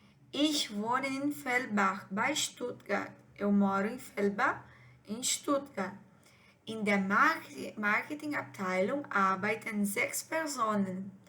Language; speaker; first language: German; non-native, fluent; Portuguese